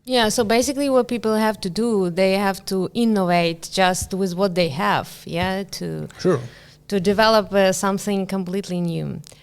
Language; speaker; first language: English; non-native, fluent; Ukrainian